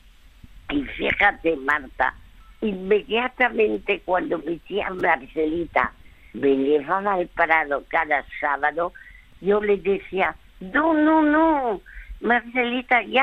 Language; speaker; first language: Spanish; early bilingual, other home language; French